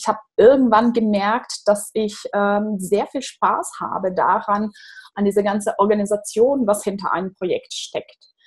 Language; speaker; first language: German; non-native, fluent; Portuguese